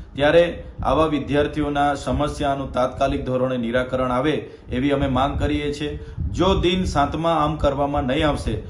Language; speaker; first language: Gujarati; non-native, local second language; Vasavi